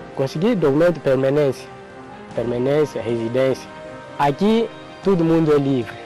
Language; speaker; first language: Portuguese; non-native, learner; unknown